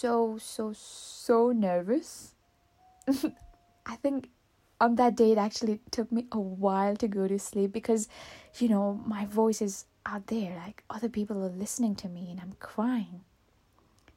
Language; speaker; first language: English; non-native, fluent; Morisyen